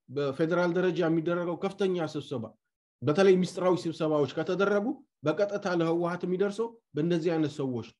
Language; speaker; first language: Amharic; non-native, local second language; Tigrinya